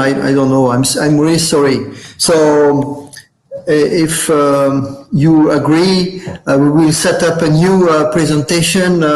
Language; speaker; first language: English; non-native, fluent; French